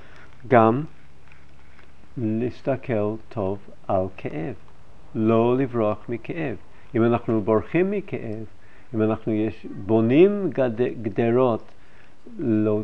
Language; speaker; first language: Hebrew; non-native, fluent; English